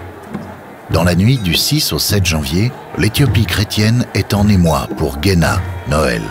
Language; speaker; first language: French; native; French